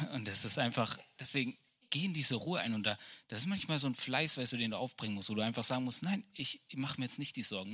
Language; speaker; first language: German; native; German